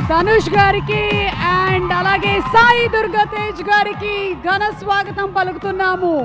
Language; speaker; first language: Telugu; native; Telugu